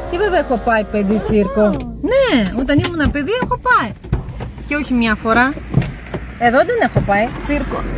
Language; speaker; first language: Greek; non-native, fluent; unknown